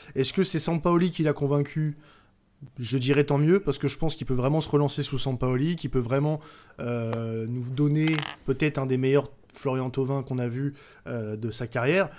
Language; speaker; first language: French; native; French